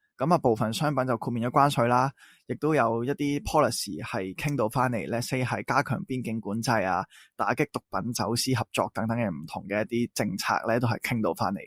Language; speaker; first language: Cantonese; native; Cantonese